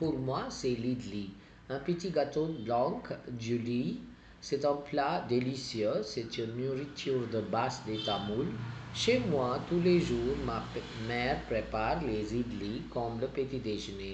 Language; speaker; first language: French; non-native, fluent; Tamil